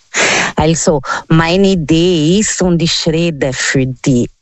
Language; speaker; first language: German; non-native, learner; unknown